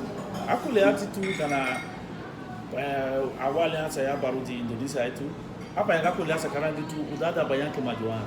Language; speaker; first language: Indonesian; non-native, fluent; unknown